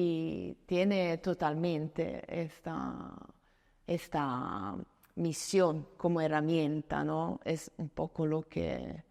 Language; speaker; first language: Spanish; non-native, fluent; Italian